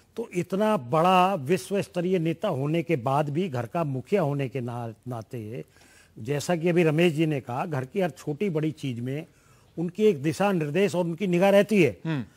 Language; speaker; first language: Hindi; native; Hindi